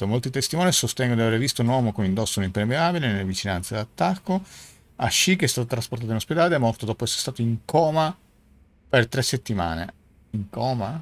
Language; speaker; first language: Italian; native; Italian